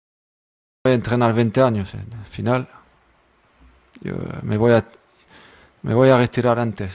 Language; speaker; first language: Spanish; non-native, fluent; French